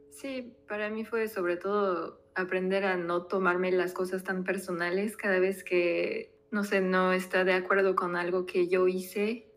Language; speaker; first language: Spanish; non-native, fluent; French